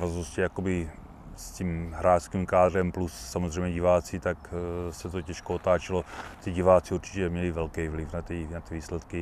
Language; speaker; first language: Czech; native; Czech